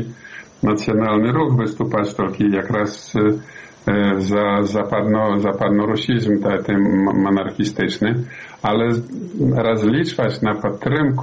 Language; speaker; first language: Polish; non-native, learner; Belarusian